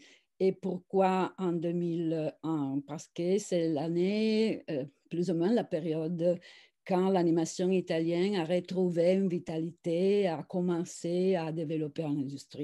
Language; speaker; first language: French; non-native, fluent; Italian